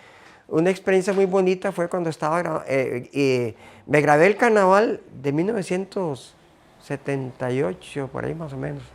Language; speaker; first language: Spanish; native; Spanish